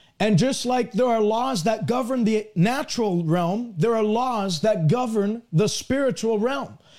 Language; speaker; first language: English; native; English